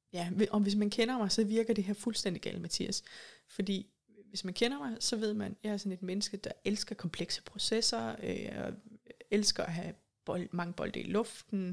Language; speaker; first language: Danish; native; Danish